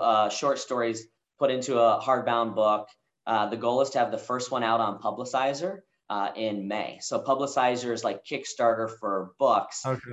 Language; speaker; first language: English; native; English